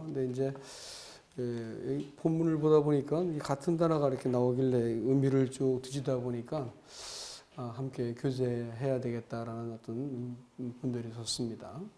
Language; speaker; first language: Korean; native; Korean